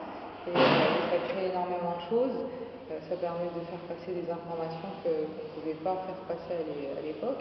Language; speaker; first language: French; non-native, local second language; Arabic